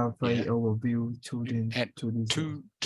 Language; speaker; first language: English; non-native, learner; Vietnamese